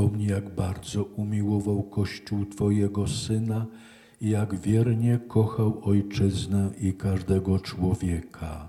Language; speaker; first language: Polish; native; Polish